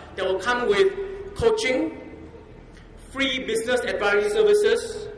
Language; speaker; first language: English; non-native, local second language; Chinese